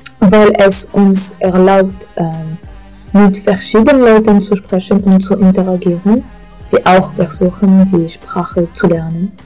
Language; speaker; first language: German; non-native, learner; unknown